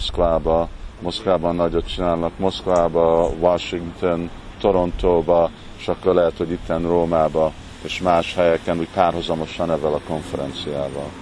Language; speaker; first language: Hungarian; early bilingual, heritage; Hungarian